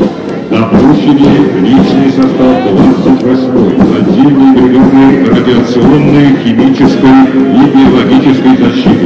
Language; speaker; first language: Russian; native; Russian